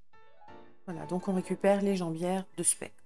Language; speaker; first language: French; native; French